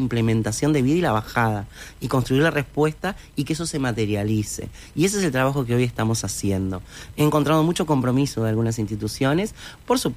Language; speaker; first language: Spanish; native; Spanish